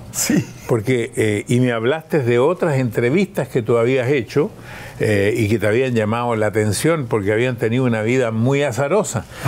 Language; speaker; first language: Spanish; early bilingual, other home language; German